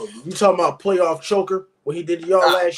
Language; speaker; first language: English; native; English